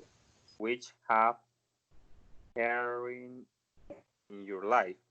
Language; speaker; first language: English; non-native, learner; Spanish